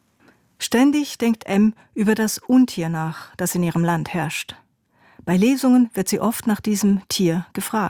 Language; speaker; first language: German; native; German